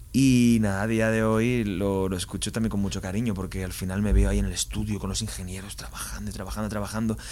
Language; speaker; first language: Spanish; native; Spanish